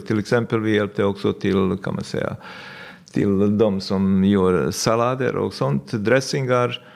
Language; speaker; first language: Swedish; non-native, fluent; Bosnian